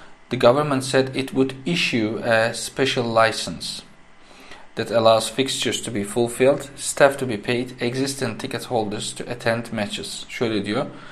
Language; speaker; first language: English; non-native, fluent; Turkish